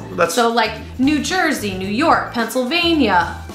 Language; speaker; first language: English; native; English